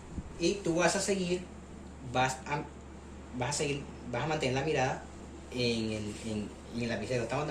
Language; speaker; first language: Spanish; native; Spanish